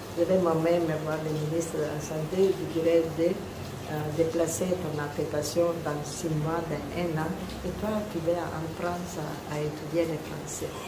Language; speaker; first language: French; non-native, fluent; Italian